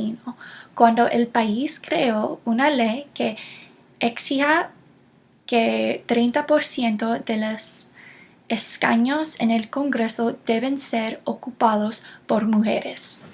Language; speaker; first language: Spanish; non-native, learner; English